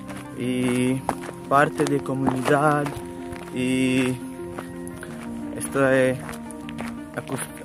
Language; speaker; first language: Spanish; non-native, learner; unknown